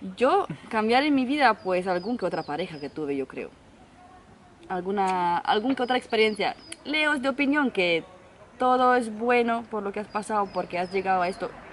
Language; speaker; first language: Spanish; non-native, fluent; Romanian